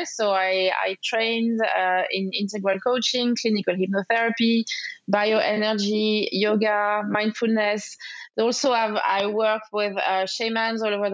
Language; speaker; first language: English; non-native, fluent; French